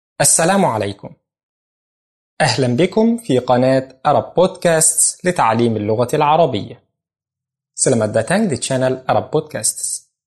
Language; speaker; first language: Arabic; non-native, fluent; Indonesian